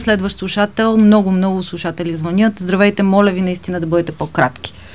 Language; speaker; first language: Bulgarian; native; Bulgarian